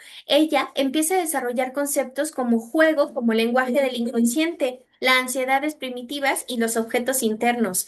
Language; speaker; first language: Spanish; native; Spanish